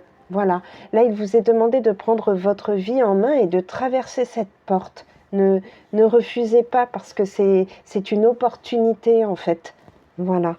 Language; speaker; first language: French; native; French